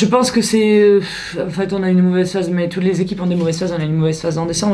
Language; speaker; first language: French; native; French